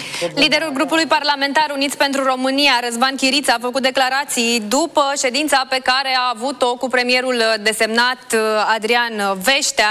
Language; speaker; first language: Romanian; native; Romanian